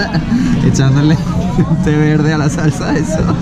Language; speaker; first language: Spanish; native; Spanish